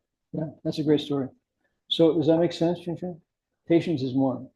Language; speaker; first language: English; native; English